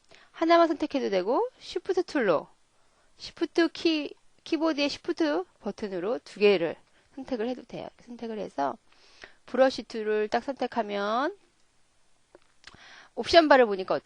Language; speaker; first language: Korean; native; Korean